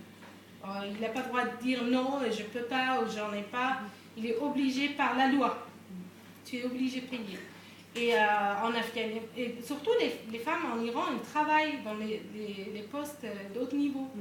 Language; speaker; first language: French; non-native, fluent; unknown